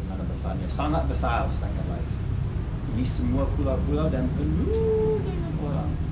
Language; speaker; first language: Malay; non-native, fluent; English